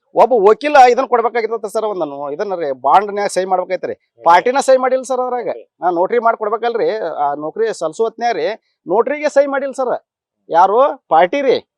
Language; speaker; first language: Kannada; native; Kannada